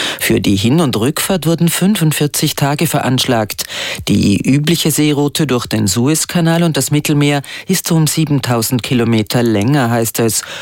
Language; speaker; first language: German; native; German